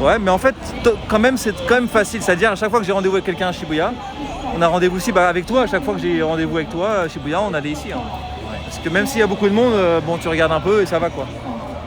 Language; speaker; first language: French; native; French